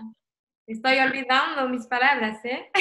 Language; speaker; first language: Spanish; non-native, fluent; French